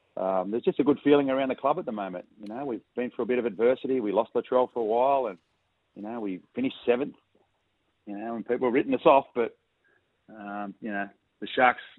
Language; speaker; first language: English; native; English